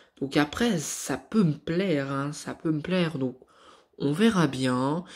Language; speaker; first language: French; native; French